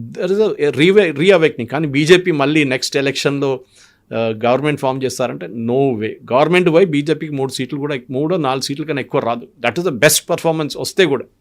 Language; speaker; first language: Telugu; non-native, local second language; Malayalam